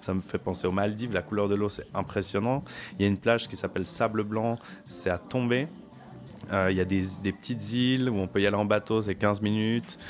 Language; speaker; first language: French; native; French